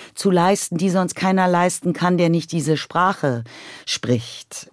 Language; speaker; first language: German; native; German